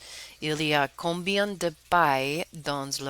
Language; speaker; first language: French; non-native, fluent; English